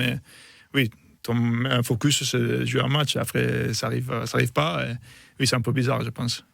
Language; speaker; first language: French; non-native, fluent; Italian